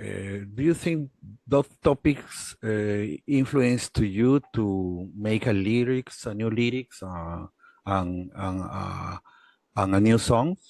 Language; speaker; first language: English; non-native, learner; Spanish